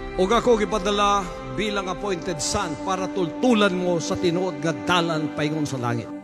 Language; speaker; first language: Cebuano; native; Cebuano